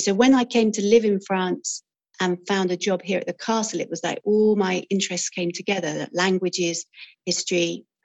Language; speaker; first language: English; native; English